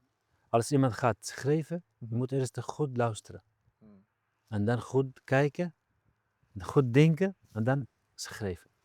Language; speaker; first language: Dutch; non-native, learner; Arabic